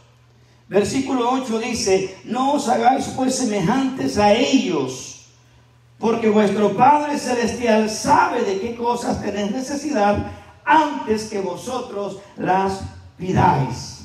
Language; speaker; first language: Spanish; native; Spanish